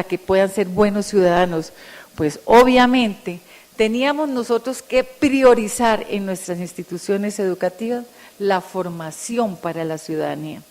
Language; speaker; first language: Spanish; native; Spanish